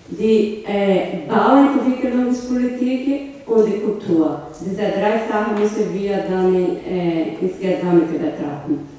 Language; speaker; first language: German; non-native, learner; Portuguese